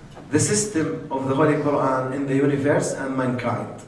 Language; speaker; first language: English; non-native, fluent; Arabic